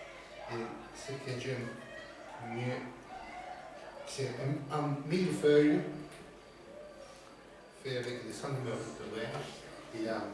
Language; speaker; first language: French; non-native, learner; Spanish